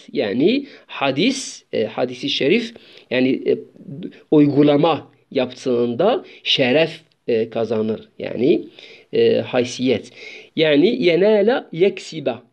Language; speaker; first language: Turkish; non-native, fluent; Arabic